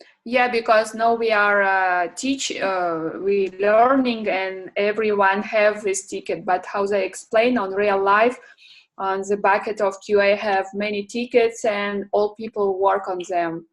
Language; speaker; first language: English; non-native, learner; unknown